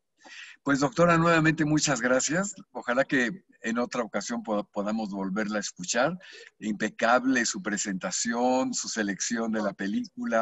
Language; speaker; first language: Spanish; native; Spanish